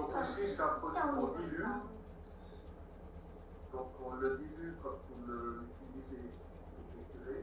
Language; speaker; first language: French; native; French